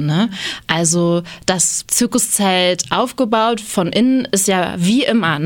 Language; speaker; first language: German; native; German